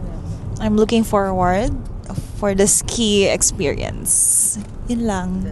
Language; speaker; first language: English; non-native, local second language; Filipino